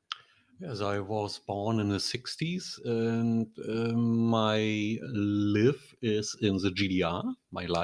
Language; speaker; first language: English; non-native, learner; German